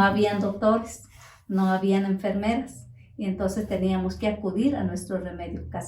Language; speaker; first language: Spanish; native; Spanish